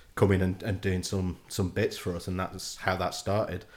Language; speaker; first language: English; native; English